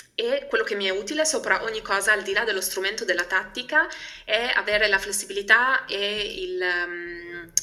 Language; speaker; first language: Italian; early bilingual, other home language; Albanian